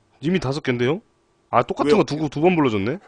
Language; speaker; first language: Korean; native; Korean